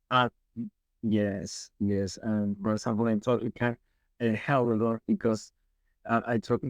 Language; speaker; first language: English; non-native, learner; Spanish